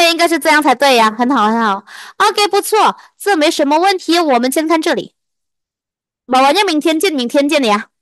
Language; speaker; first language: Chinese; non-native, fluent; Indonesian